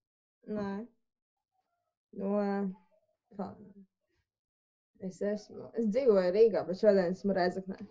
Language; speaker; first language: Latvian; non-native, local second language; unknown